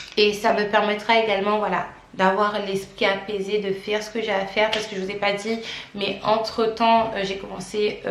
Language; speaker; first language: French; native; French